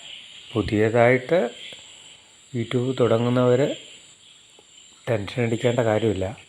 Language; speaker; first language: Malayalam; native; Malayalam